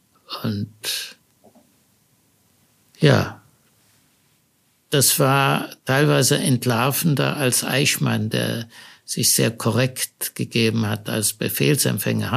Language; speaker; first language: German; early bilingual, other home language; Hebrew